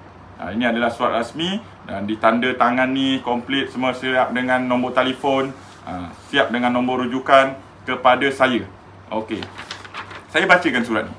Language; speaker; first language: Malay; native; Malay